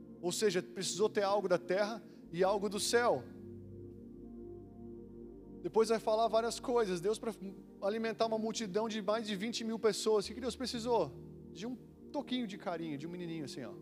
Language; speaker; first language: Portuguese; native; Portuguese